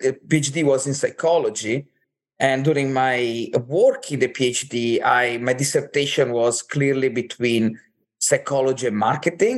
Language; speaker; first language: English; non-native, fluent; Italian